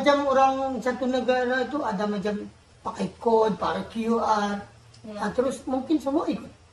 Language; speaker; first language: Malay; non-native, local second language; Filipino